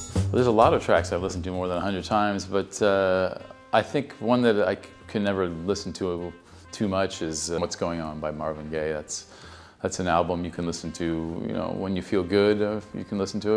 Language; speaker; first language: English; native; English